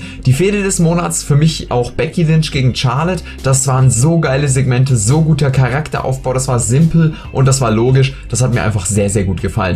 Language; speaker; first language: German; native; German